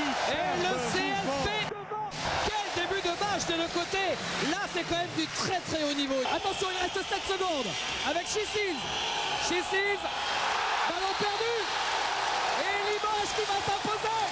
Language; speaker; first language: French; native; French